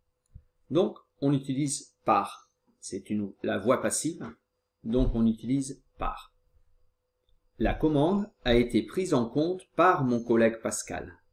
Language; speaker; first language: French; non-native, fluent; Portuguese